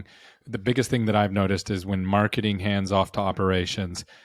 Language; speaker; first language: English; native; English